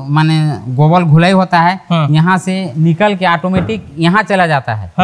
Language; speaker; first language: Hindi; native; Hindi